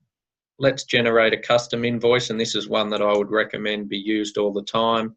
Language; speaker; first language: English; native; English